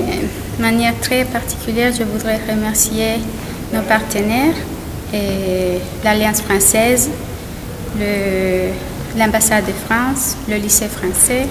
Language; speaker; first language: French; non-native, fluent; Spanish